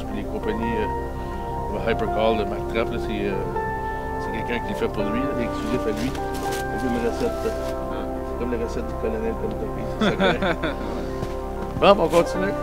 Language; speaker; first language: French; native; French